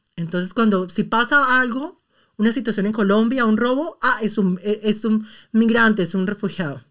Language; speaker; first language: Spanish; native; Spanish